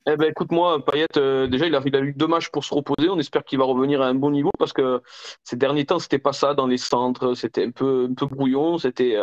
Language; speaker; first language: French; native; French